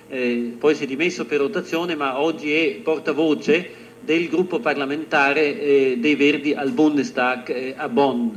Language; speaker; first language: Italian; native; Italian